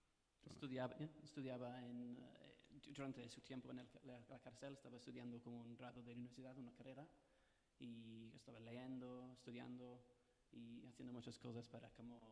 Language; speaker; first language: Spanish; non-native, fluent; English